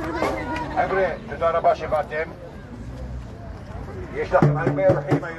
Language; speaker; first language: Hebrew; non-native, local second language; Arabic